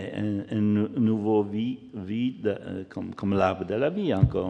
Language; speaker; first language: French; non-native, fluent; Italian